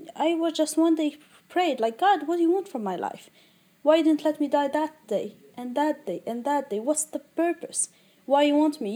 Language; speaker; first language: English; non-native, fluent; Arabic